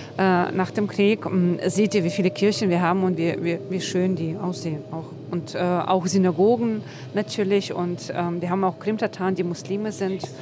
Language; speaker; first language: German; non-native, fluent; Ukrainian